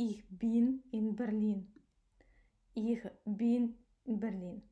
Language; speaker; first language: German; non-native, fluent; Ukrainian